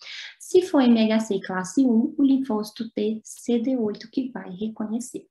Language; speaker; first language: Portuguese; native; Portuguese